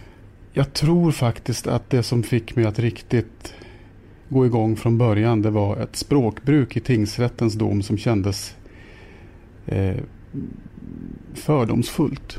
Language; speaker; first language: Swedish; native; Swedish